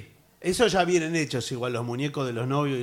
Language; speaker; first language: Spanish; native; Spanish